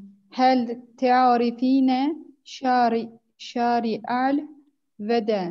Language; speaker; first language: Arabic; non-native, learner; Turkish